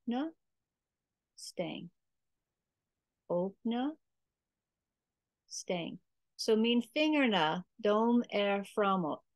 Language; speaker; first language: Swedish; non-native, learner; English